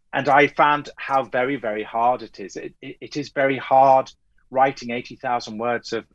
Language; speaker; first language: English; native; English